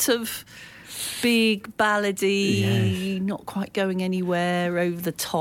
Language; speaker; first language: English; native; English